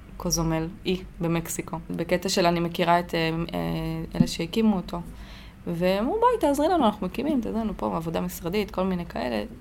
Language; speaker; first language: Hebrew; native; Hebrew